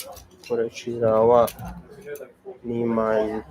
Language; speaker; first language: Japanese; non-native, learner; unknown